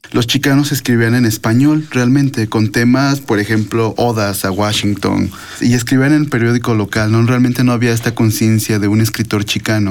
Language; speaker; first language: Spanish; native; Spanish